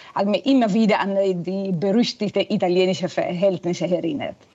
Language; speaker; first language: German; non-native, fluent; Italian